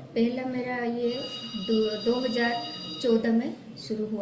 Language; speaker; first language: Hindi; non-native, local second language; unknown